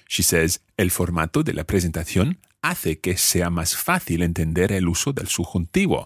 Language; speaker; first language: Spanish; non-native, fluent; English